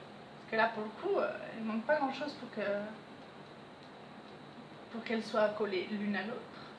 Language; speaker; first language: French; native; French